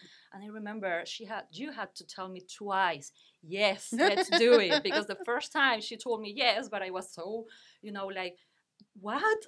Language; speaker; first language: English; non-native, fluent; Spanish